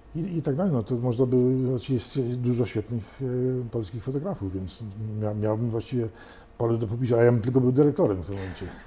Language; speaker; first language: Polish; early bilingual, heritage; Polish